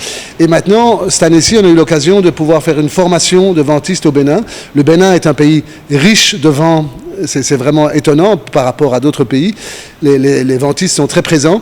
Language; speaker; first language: French; native; French